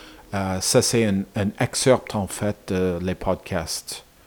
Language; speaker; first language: French; non-native, learner; English